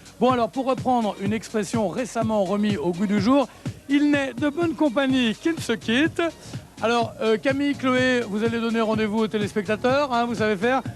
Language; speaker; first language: French; native; French